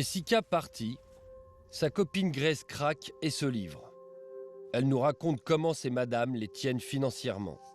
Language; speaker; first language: French; native; French